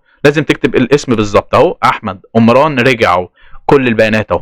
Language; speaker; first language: Arabic; native; Arabic